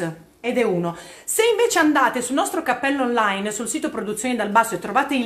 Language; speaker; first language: Italian; native; Italian